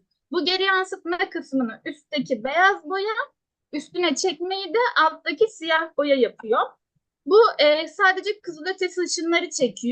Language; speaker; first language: Turkish; native; Turkish